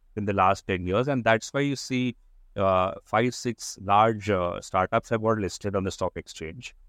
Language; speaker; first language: English; non-native, local second language; Hindi